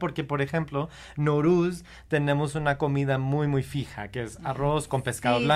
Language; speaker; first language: Spanish; non-native, fluent; English